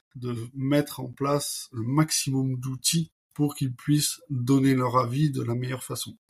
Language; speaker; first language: French; native; French